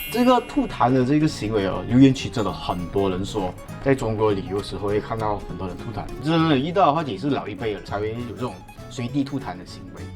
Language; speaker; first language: Chinese; native; Chinese